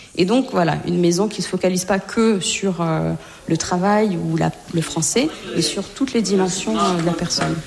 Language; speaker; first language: French; native; French